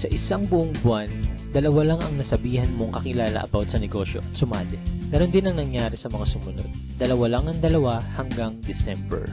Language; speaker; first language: Filipino; native; Filipino